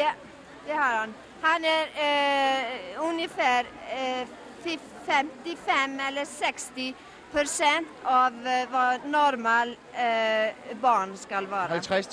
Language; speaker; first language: Danish; non-native, learner; Icelandic